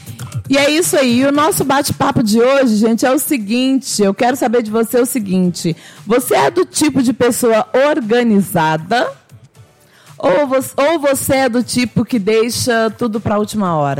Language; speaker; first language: Portuguese; native; Portuguese